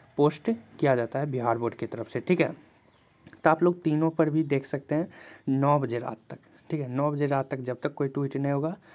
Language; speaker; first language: Hindi; native; Hindi